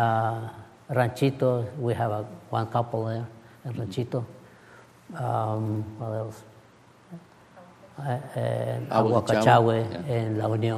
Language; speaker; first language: English; non-native, learner; Spanish